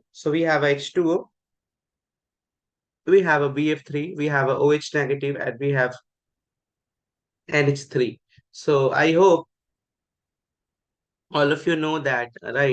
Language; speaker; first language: English; non-native, local second language; Hindi